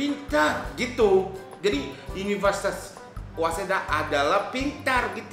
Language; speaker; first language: Indonesian; non-native, fluent; Japanese